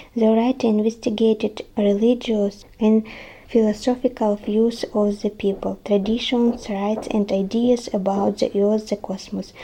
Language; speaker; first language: English; non-native, learner; Russian